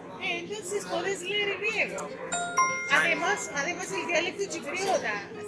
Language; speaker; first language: Spanish; non-native, fluent; Greek